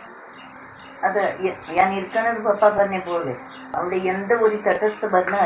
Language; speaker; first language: Malayalam; non-native, local second language; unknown